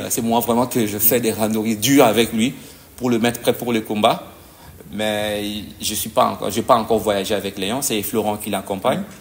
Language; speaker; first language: French; non-native, local second language; Lingala